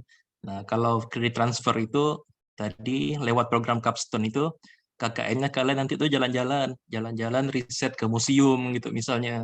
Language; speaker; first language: Indonesian; native; Indonesian